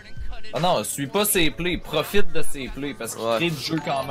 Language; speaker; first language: French; native; French